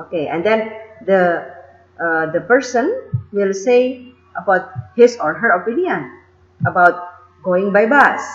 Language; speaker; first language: English; non-native, fluent; Indonesian